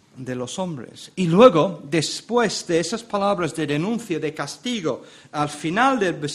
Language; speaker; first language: Spanish; non-native, fluent; English